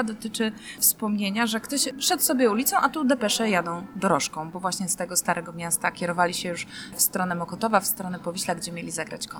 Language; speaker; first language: Polish; native; Polish